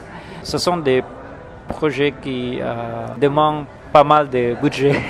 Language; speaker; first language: French; non-native, fluent; Khmer